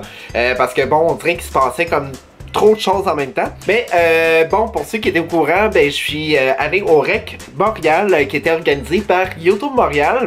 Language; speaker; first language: French; native; French